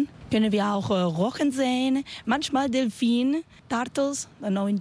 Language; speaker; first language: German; non-native, learner; Spanish